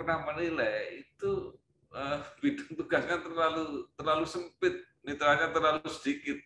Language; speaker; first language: Indonesian; native; Indonesian